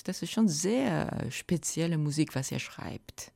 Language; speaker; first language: German; non-native, fluent; Japanese